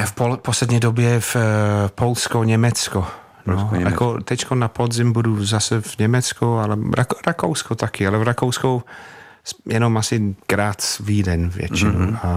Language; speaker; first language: Czech; non-native, fluent; English